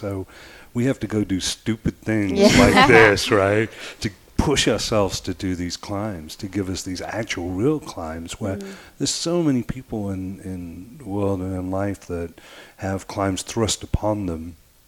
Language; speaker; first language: English; native; English